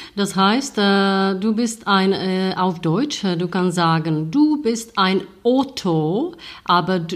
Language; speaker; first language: German; non-native, fluent; Czech